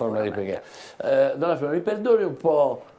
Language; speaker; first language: Italian; native; Italian